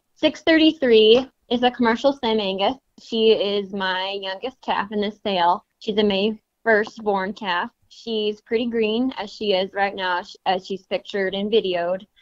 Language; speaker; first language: English; native; English